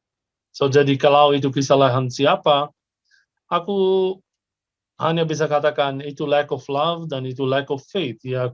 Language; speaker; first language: Indonesian; non-native, fluent; Arabic